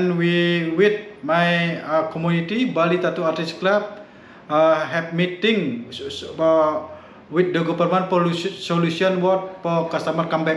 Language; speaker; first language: English; non-native, learner; Indonesian